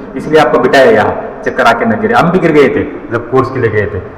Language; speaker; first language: Hindi; non-native, local second language; Marathi